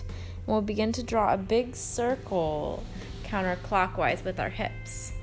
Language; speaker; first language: English; native; English